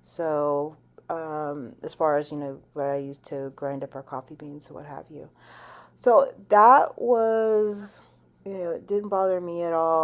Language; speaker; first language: English; native; English